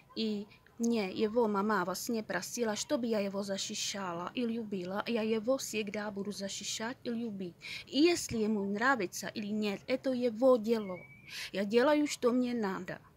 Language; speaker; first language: Russian; non-native, learner; Czech